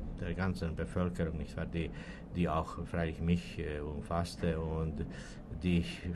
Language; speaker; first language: German; non-native, fluent; Serbian